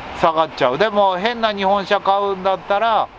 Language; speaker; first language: Japanese; native; Japanese